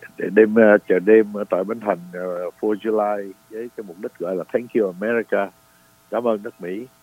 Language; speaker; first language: Vietnamese; native; Vietnamese